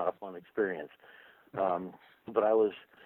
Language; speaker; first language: English; native; English